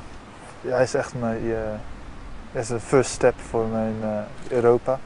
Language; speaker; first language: Dutch; early bilingual, heritage; Dutch